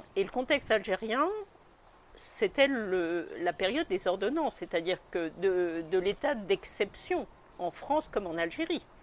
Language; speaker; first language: French; native; French